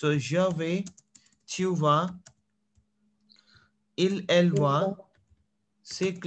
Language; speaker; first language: French; non-native, fluent; Hindi